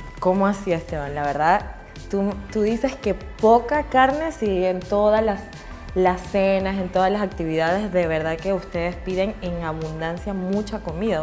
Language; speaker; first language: Spanish; native; Spanish